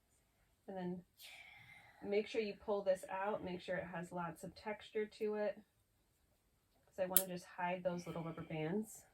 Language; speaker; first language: English; native; English